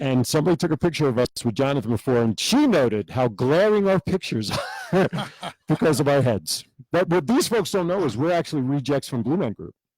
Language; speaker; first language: English; native; English